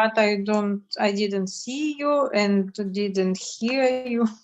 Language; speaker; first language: English; non-native, learner; Russian